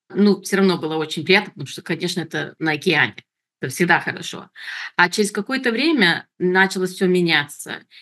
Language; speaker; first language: Russian; early bilingual, heritage; Russian